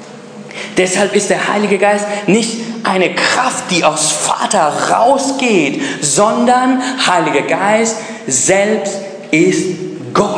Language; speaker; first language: German; early bilingual, other home language; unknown